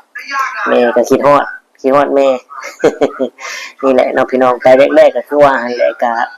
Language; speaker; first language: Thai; non-native, local second language; Lao